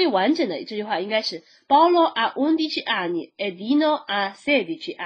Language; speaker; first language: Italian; non-native, fluent; Chinese